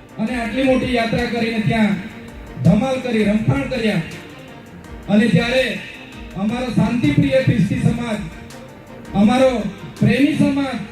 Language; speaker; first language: Gujarati; non-native, local second language; Vasavi